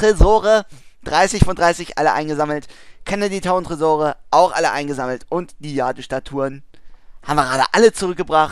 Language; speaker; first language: German; native; German